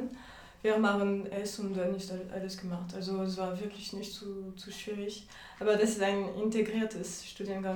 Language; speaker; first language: German; non-native, fluent; French